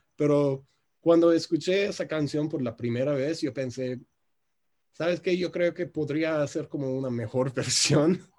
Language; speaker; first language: Spanish; non-native, fluent; English